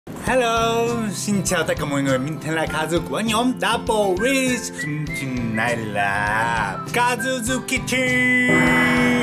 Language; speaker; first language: Vietnamese; non-native, learner; Japanese